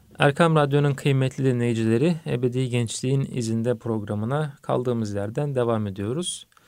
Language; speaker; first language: Turkish; native; Turkish